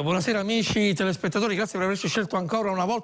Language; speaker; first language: Italian; native; Italian